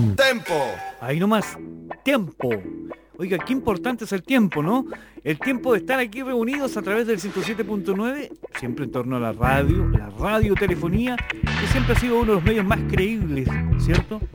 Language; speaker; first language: Spanish; native; Spanish